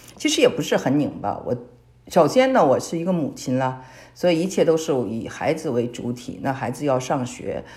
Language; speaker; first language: Chinese; native; Chinese